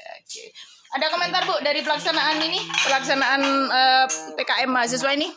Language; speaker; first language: Indonesian; native; Indonesian